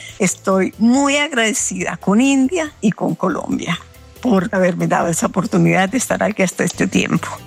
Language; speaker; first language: Spanish; native; Spanish